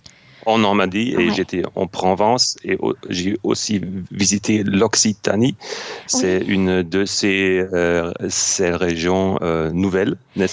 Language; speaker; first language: French; non-native, fluent; German